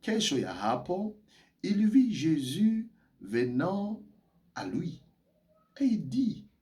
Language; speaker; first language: French; non-native, local second language; Swahili